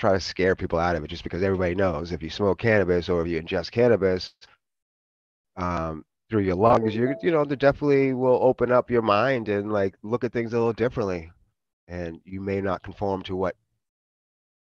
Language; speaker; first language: English; native; English